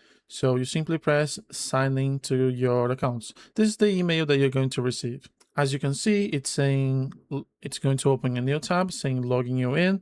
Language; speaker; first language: English; non-native, fluent; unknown